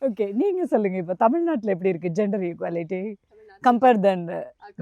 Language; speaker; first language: Tamil; native; Tamil